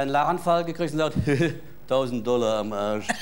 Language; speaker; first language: German; native; German